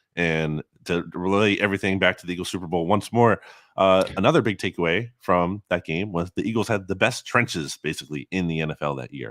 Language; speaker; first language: English; native; English